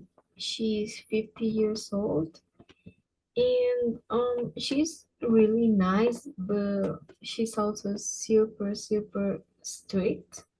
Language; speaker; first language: English; non-native, fluent; Spanish